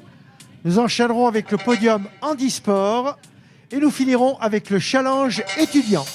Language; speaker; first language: French; native; French